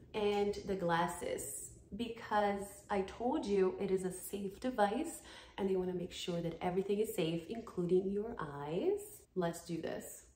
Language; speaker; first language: English; non-native, fluent; Portuguese